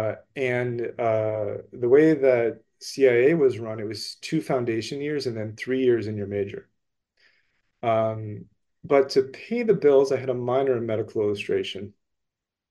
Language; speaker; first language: English; native; English